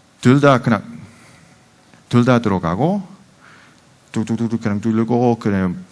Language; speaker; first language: Korean; non-native, fluent; Dutch